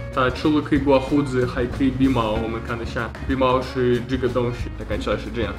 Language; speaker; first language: Chinese; non-native, learner; Russian